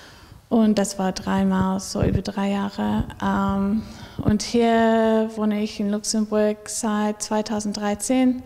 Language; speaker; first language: German; non-native, learner; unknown